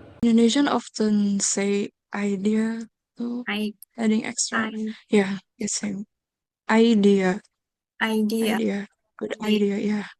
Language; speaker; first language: English; non-native, learner; Indonesian